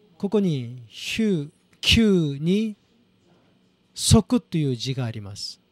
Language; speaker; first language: Japanese; non-native, fluent; Korean